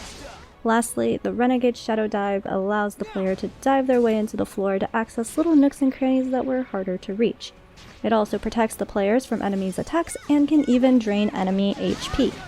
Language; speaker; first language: English; native; English